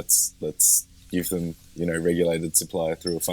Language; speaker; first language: English; native; English